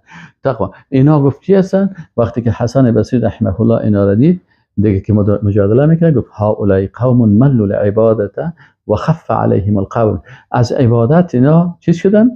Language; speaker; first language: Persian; native; Persian